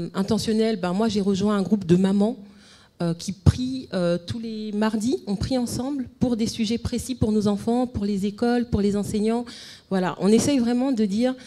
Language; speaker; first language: French; native; French